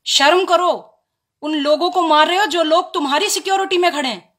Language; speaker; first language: Hindi; native; Hindi